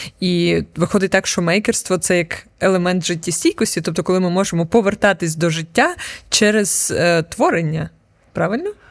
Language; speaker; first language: Ukrainian; native; Ukrainian